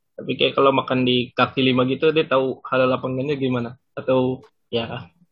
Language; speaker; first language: Indonesian; native; Indonesian